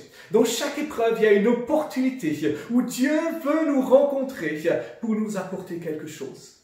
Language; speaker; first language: French; native; French